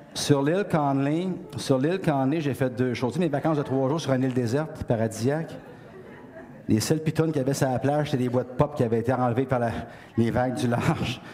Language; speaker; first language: French; native; French